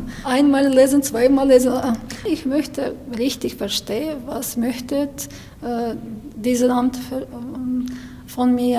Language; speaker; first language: German; non-native, learner; Ukrainian